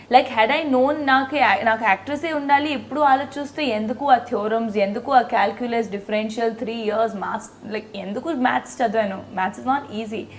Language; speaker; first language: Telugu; non-native, fluent; Hindi